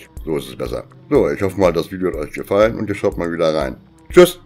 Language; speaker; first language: German; native; German